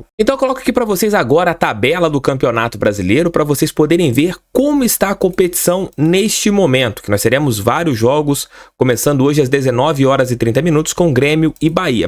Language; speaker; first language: Portuguese; native; Portuguese